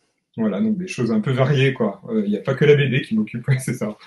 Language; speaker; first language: French; native; French